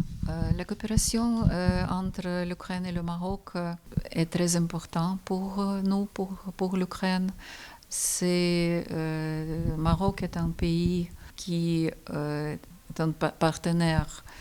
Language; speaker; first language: French; non-native, fluent; Ukrainian